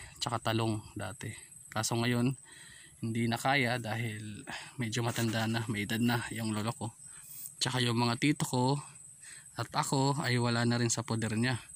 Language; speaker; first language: Filipino; non-native, local second language; Waray